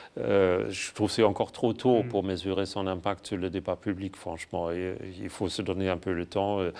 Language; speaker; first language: French; non-native, fluent; German